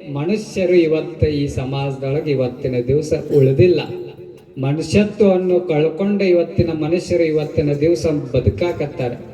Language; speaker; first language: Kannada; native; Kannada